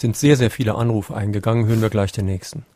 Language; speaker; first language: German; native; German